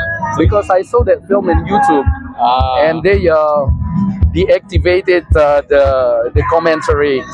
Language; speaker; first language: English; non-native, fluent; Indonesian